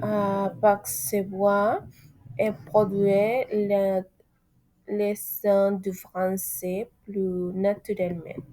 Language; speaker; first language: French; non-native, learner; Spanish